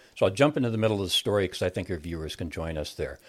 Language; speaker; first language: English; native; English